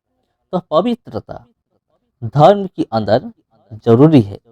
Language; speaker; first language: Hindi; non-native, local second language; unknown